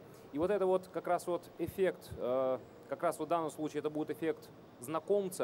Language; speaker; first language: Russian; native; Russian